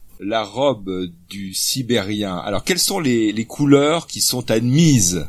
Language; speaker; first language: French; native; French